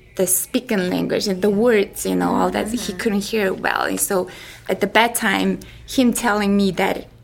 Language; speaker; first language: English; non-native, fluent; Mongolian